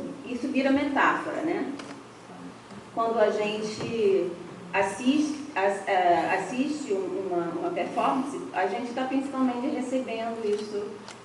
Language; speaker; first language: Portuguese; non-native, fluent; English